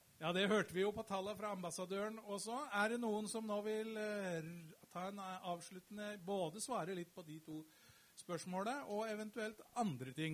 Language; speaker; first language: Norwegian; native; Norwegian